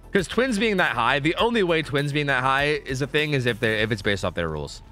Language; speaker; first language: English; native; English